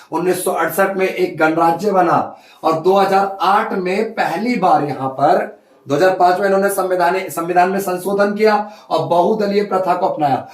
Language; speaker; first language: Hindi; native; Hindi